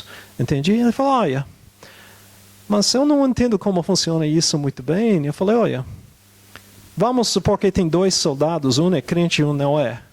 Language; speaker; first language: Portuguese; non-native, fluent; English